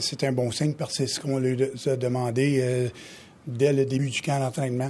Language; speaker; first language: French; native; French